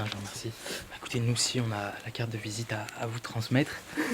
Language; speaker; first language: French; native; French